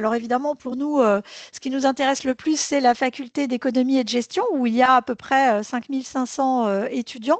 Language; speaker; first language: French; native; French